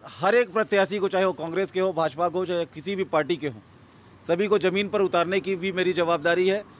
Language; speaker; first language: Hindi; native; Hindi